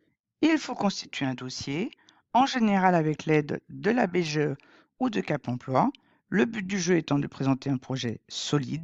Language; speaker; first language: French; native; French